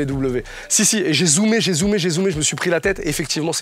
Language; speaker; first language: French; native; French